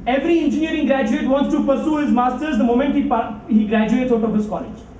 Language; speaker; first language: English; non-native, local second language; Kannada